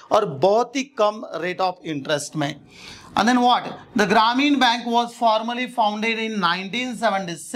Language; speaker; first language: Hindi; non-native, local second language; Marathi